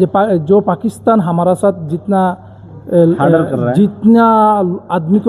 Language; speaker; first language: Hindi; non-native, learner; Bangla